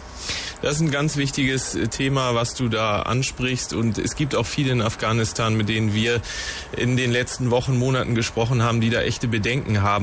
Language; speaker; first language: German; native; German